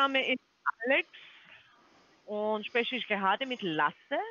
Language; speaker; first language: German; non-native, learner; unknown